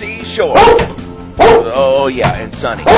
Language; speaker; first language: English; native; English